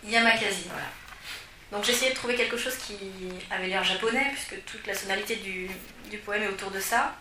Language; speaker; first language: French; native; French